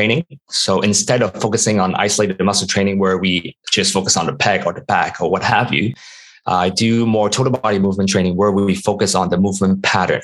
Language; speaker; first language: English; non-native, local second language; Cantonese